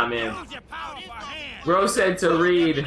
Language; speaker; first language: English; native; English